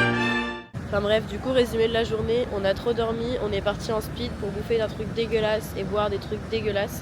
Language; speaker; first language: French; native; French